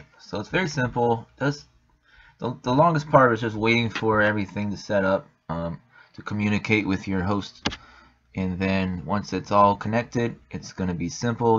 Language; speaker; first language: English; native; English